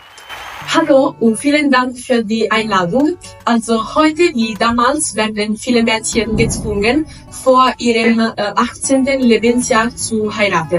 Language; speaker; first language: German; non-native, fluent; Italian